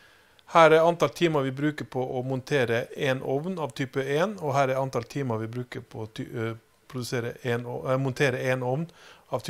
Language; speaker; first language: Norwegian; native; Norwegian